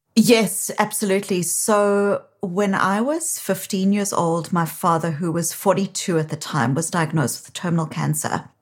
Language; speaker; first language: English; native; English